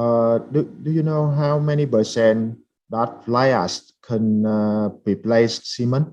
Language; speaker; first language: English; non-native, fluent; Vietnamese